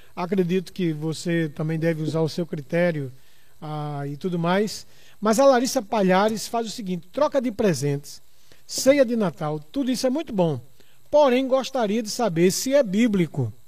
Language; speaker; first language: Portuguese; native; Portuguese